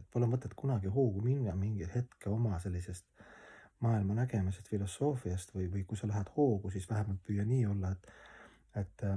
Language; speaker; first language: Estonian; native; Estonian